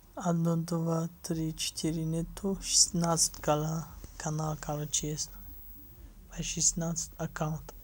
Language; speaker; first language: Russian; non-native, learner; Tajik